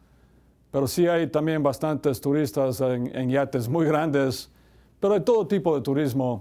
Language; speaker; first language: Spanish; non-native, fluent; English